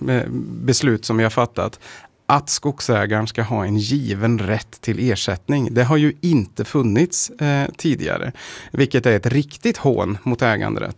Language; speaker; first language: Swedish; native; Swedish